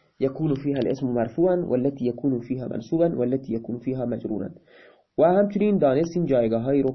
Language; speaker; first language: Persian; non-native, local second language; Baluchi